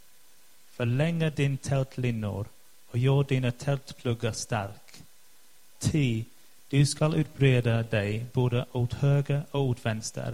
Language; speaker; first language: Swedish; non-native, fluent; English